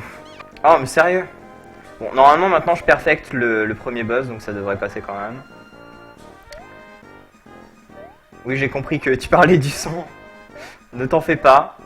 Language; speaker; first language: French; native; French